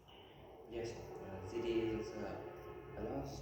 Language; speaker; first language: English; non-native, learner; Vietnamese